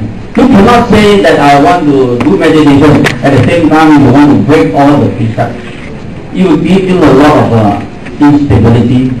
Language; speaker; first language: English; non-native, local second language; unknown